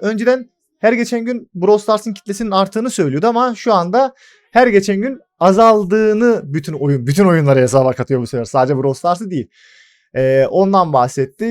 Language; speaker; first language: Turkish; native; Turkish